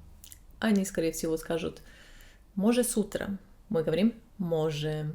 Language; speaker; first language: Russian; non-native, fluent; Serbian